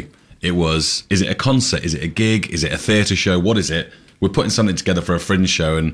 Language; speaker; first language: English; native; English